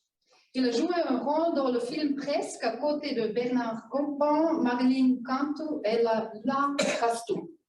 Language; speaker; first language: French; non-native, fluent; German